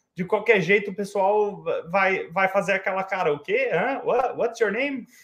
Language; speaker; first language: Portuguese; early bilingual, heritage; English